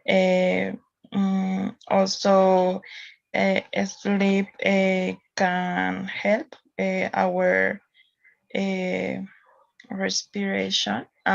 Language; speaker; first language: English; non-native, learner; Spanish